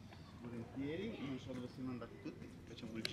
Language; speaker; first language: Italian; native; Italian